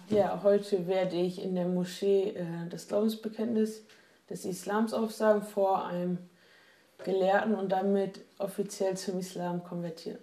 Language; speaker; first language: German; native; German